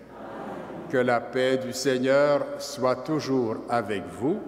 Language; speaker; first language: French; native; French